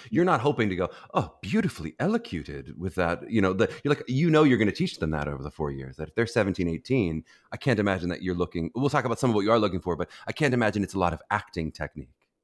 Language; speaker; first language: English; native; English